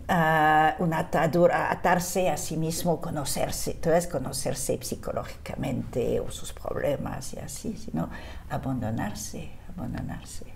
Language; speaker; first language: Spanish; non-native, fluent; French